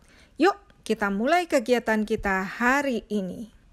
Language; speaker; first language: Indonesian; native; Indonesian